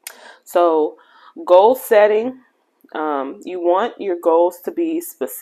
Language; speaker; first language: English; native; English